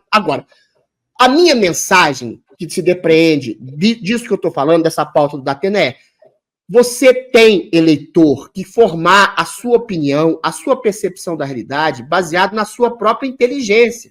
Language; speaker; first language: Portuguese; native; Portuguese